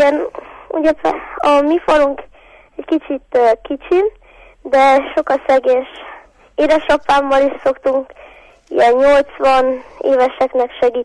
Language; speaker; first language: Hungarian; native; Hungarian